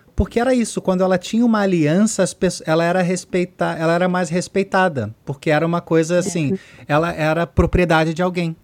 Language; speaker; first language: Portuguese; native; Portuguese